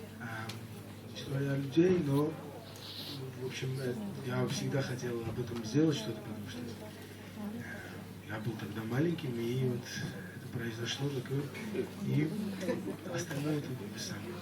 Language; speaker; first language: Russian; non-native, fluent; Georgian